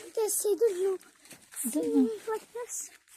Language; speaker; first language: English; non-native, learner; Arabic